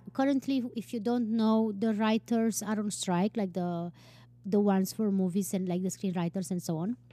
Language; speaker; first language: English; non-native, fluent; Romanian